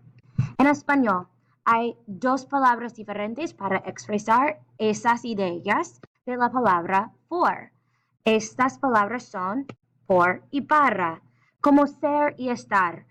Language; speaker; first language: Spanish; non-native, fluent; English